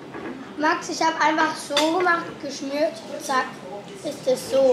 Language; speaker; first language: German; native; German